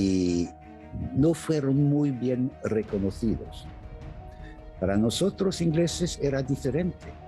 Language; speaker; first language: Spanish; non-native, fluent; English